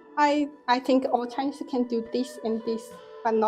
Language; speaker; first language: English; non-native, learner; Chinese